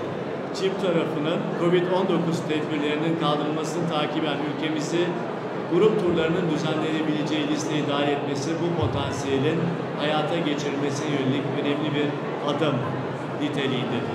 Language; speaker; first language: Turkish; native; Turkish